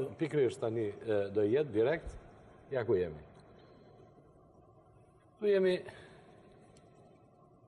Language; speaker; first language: Albanian; native; Albanian